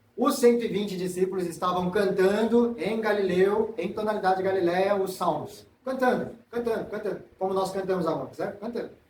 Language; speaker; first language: Portuguese; non-native, fluent; Korean